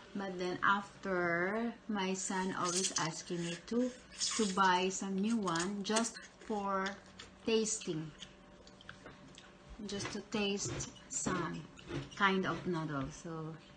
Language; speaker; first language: English; non-native, local second language; Cebuano